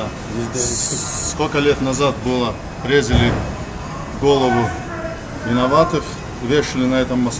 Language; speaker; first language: Russian; non-native, fluent; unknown